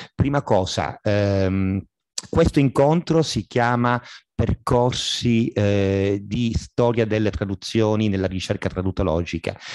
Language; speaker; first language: Italian; native; Italian